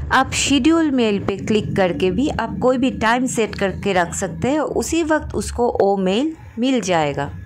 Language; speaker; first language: Hindi; non-native, local second language; Bangla